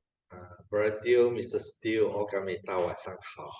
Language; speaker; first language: Chinese; native; Chinese